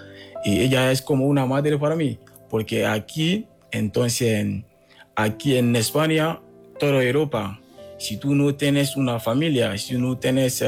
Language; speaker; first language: Spanish; non-native, learner; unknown